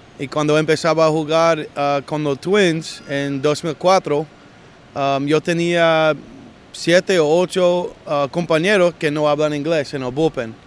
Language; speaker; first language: Spanish; non-native, learner; English